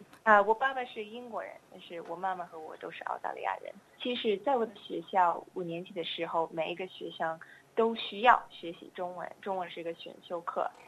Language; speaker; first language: Chinese; non-native, fluent; English